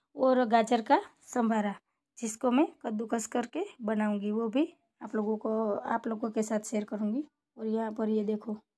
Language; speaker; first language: Hindi; non-native, local second language; Gujarati